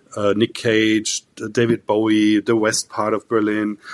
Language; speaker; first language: English; non-native, fluent; German